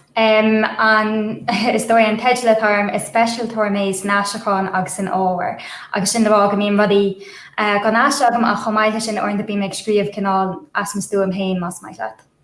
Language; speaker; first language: Irish; non-native, local second language; English